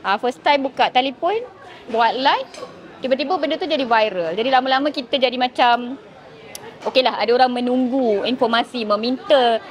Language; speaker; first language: Malay; non-native, local second language; Tamil